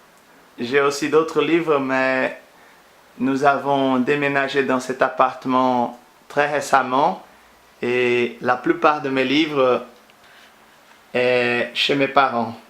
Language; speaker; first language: French; non-native, fluent; Portuguese